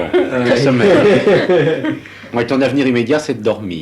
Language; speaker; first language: French; native; French